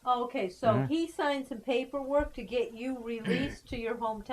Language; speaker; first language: English; native; English